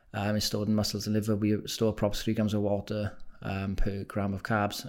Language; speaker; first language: English; native; English